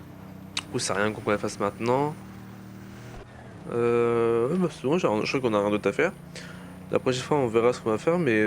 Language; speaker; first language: French; native; French